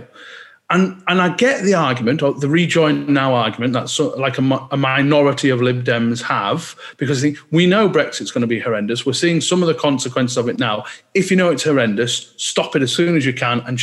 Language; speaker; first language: English; native; English